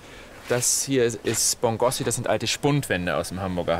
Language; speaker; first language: German; native; German